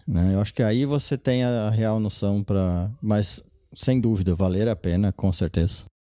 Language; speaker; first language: Portuguese; non-native, local second language; German